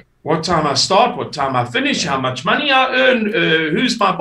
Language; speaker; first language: English; native; English